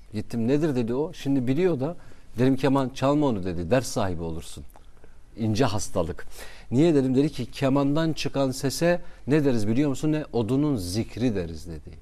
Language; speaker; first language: Turkish; non-native, local second language; Kurdish